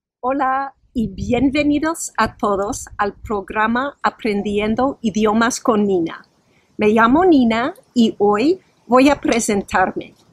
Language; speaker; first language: Spanish; non-native, fluent; English